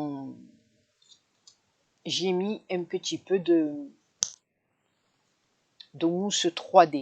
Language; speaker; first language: French; native; French